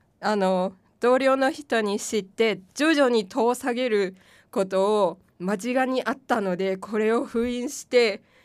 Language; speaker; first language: Japanese; non-native, fluent; Korean